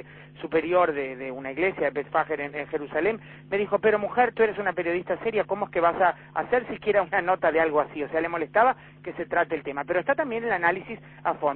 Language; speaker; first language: Spanish; native; Spanish